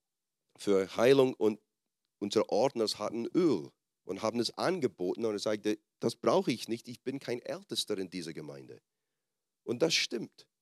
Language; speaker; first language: German; non-native, fluent; English